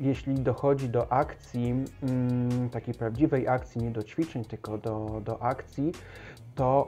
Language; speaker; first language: Polish; native; Polish